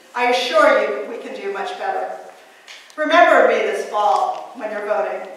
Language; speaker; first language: English; native; English